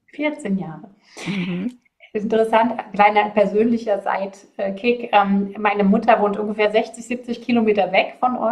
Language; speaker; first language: German; native; German